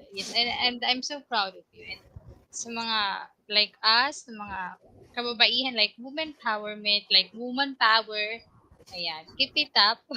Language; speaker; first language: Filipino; native; Filipino